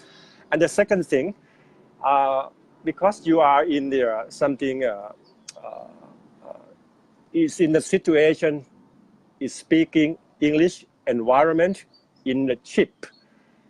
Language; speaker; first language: English; non-native, fluent; Thai